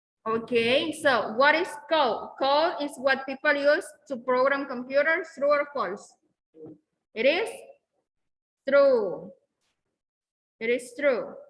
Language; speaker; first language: English; non-native, fluent; Spanish